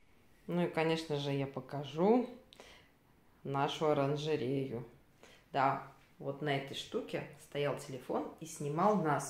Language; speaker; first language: Russian; native; Russian